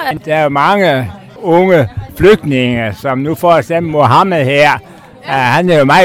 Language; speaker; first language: Danish; native; Danish